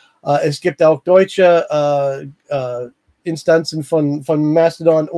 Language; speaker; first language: German; non-native, learner; English